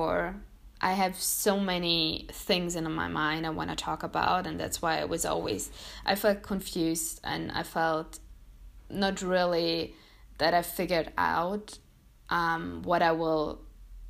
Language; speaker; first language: English; non-native, fluent; German